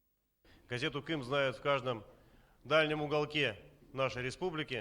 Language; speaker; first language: Russian; native; Russian